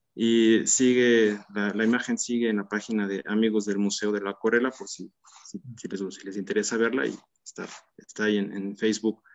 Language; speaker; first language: Spanish; native; Spanish